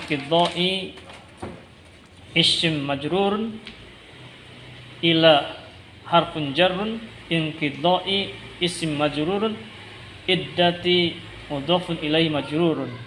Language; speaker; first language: Arabic; non-native, learner; Indonesian